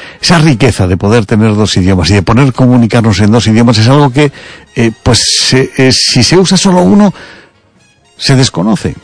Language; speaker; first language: Spanish; native; Spanish